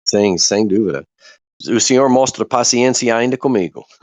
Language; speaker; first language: Portuguese; non-native, learner; English